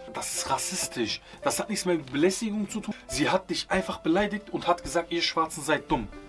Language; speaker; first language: German; early bilingual, other home language; Turkish